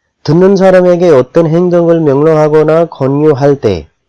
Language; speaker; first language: Korean; non-native, fluent; Urdu